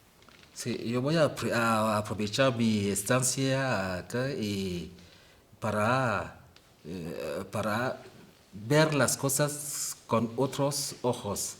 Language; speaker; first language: Spanish; non-native, fluent; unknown